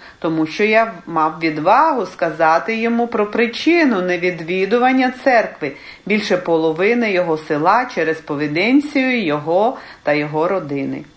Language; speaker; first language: Ukrainian; early bilingual, heritage; Ukrainian